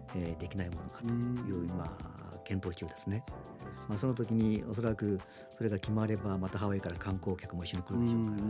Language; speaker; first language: Japanese; native; Japanese